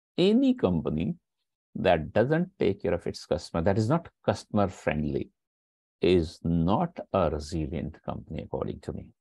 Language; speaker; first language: English; non-native, local second language; Hindi